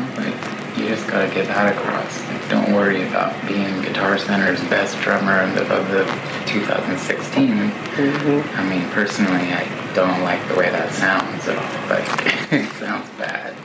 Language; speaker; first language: English; native; English